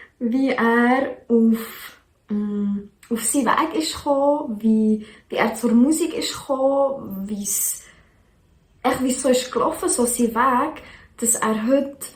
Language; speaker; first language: German; native; German